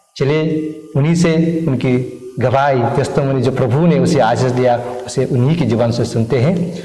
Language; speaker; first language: Hindi; non-native, local second language; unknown